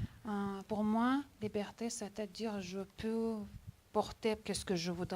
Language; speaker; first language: French; non-native, learner; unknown